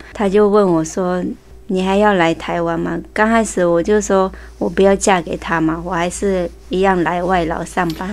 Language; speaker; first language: Chinese; early bilingual, heritage; Chinese